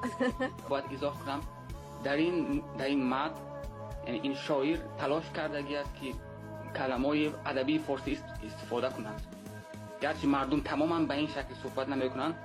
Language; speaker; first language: Persian; early bilingual, heritage; Tajik